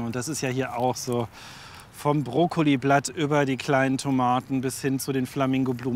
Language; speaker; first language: German; native; German